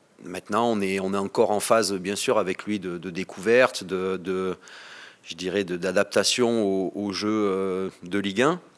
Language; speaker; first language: French; native; French